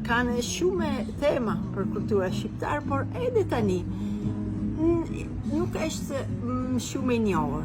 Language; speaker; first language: Albanian; non-native, learner; Italian